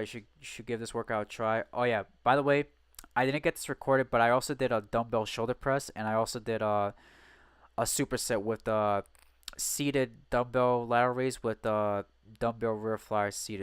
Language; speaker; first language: English; native; English